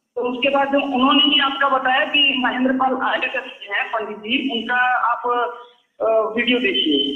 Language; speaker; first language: Hindi; native; Hindi